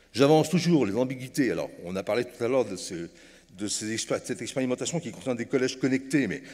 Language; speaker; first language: French; native; French